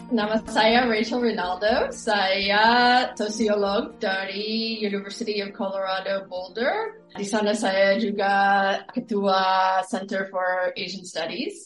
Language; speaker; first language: Indonesian; non-native, fluent; English